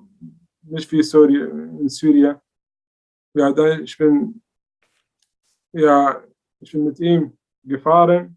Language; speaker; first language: German; non-native, learner; Arabic